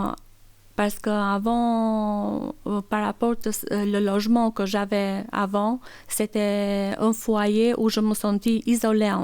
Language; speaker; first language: French; non-native, learner; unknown